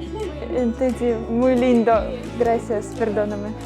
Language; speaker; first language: Spanish; non-native, learner; Russian